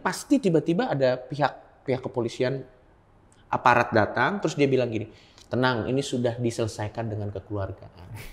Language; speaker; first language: Indonesian; native; Indonesian